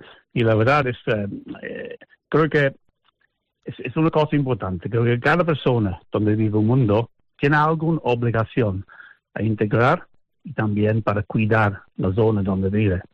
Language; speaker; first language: Spanish; non-native, fluent; English